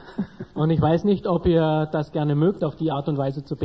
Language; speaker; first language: German; native; German